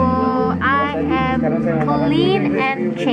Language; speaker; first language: English; non-native, local second language; Indonesian